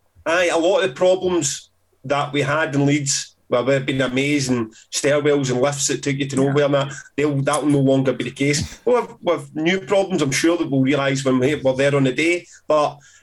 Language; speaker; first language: English; native; English